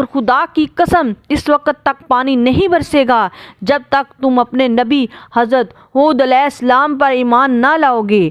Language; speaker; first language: Urdu; native; Urdu